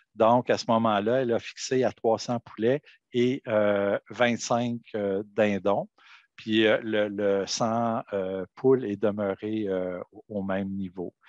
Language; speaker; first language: French; native; French